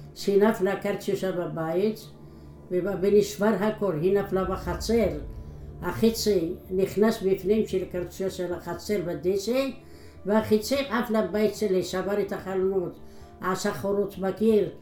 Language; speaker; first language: Hebrew; non-native, fluent; Arabic